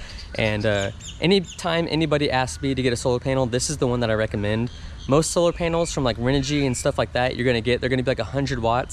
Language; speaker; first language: English; native; English